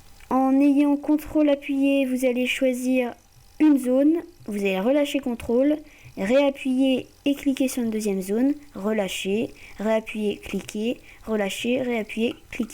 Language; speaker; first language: French; native; French